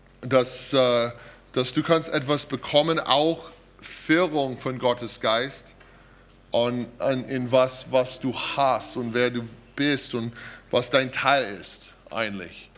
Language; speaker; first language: German; non-native, fluent; English